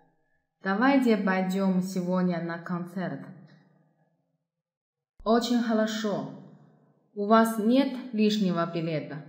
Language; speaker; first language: Russian; non-native, fluent; Chinese